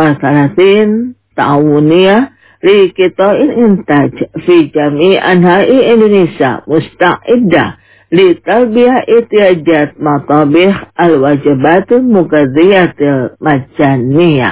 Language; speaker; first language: Arabic; non-native, fluent; Indonesian